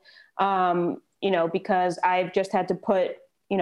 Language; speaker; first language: English; native; English